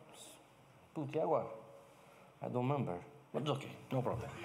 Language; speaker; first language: English; non-native, learner; Portuguese